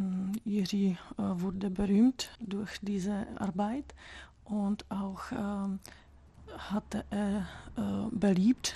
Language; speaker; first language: German; non-native, fluent; Czech